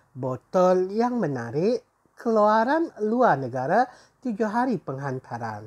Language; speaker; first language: Malay; native; Malay